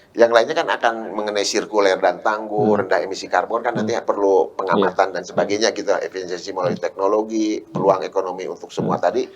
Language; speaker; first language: Indonesian; native; Indonesian